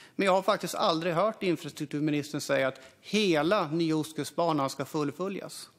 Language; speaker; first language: Swedish; native; Swedish